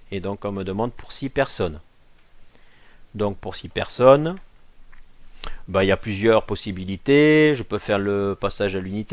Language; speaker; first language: French; native; French